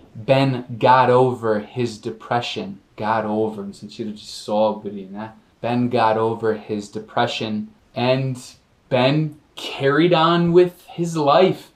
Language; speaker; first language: English; native; English